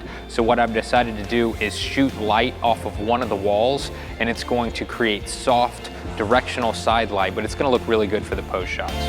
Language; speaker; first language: English; native; English